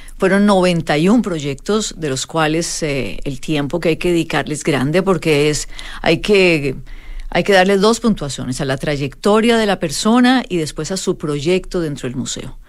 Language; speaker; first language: Spanish; native; Spanish